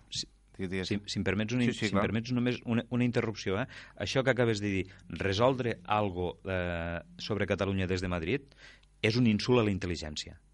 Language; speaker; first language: Catalan; native; Catalan